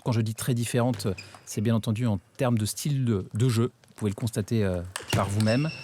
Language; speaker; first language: French; native; French